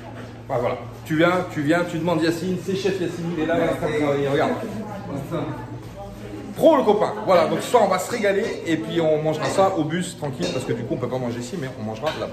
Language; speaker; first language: French; native; French